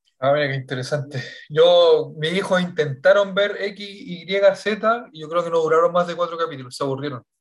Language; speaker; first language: Spanish; native; Spanish